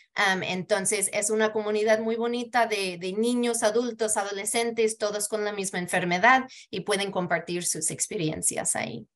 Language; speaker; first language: Spanish; early bilingual, heritage; Spanish